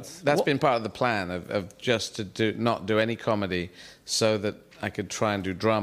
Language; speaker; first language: English; native; English